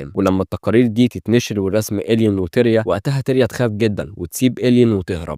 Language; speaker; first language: Arabic; native; Arabic